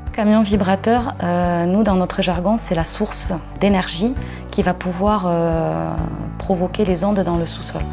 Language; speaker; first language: French; native; French